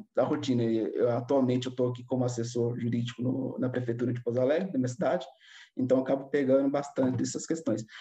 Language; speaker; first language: Portuguese; native; Portuguese